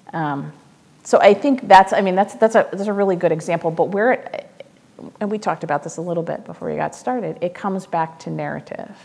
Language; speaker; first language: English; native; English